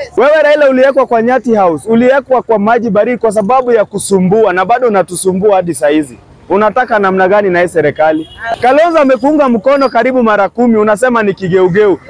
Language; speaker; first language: Swahili; non-native, local second language; Luo (Kenya and Tanzania)